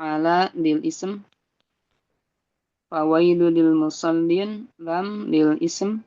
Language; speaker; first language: Arabic; non-native, learner; Indonesian